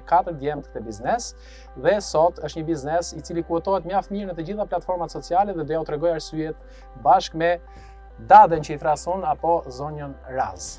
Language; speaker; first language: Albanian; native; Albanian